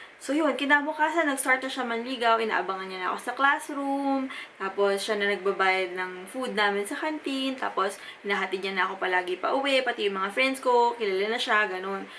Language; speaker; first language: Filipino; native; Filipino